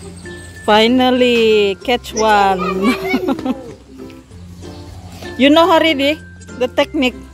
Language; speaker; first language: English; non-native, local second language; Malay